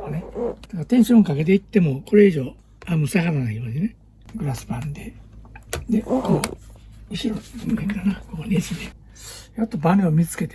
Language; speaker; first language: Japanese; native; Japanese